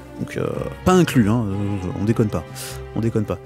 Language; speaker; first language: French; native; French